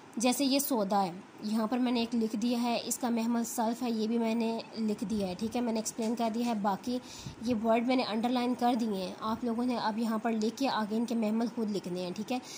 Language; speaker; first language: Urdu; native; Urdu